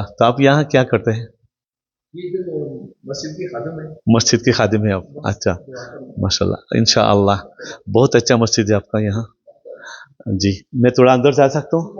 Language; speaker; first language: Hindi; non-native, learner; Bangla